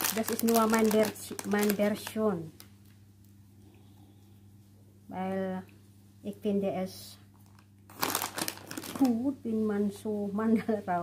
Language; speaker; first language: German; non-native, learner; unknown